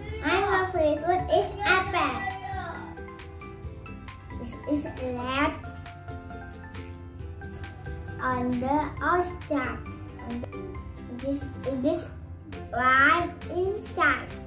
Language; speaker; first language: English; non-native, learner; Indonesian